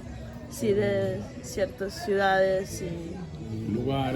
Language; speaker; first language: Spanish; non-native, learner; English